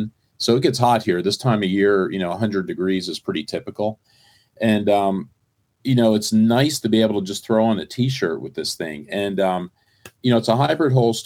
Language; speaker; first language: English; native; English